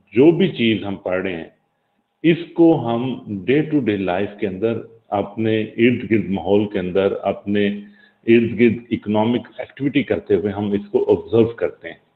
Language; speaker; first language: Urdu; native; Urdu